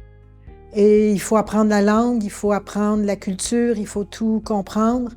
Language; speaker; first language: French; native; French